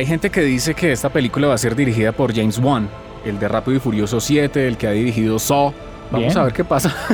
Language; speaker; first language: Spanish; native; Spanish